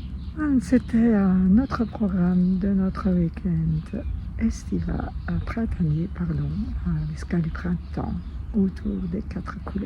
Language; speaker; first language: French; native; French